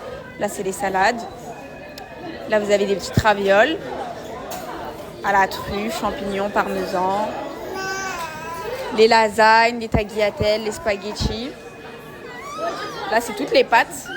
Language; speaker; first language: French; native; French